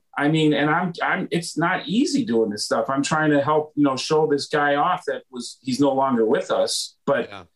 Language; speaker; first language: English; native; English